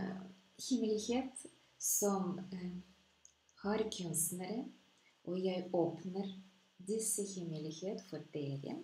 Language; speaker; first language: Norwegian; non-native, fluent; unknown